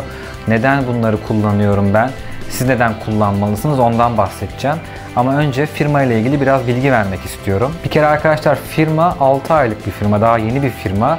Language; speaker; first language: Turkish; native; Turkish